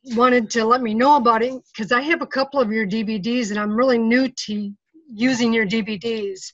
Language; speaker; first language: English; native; English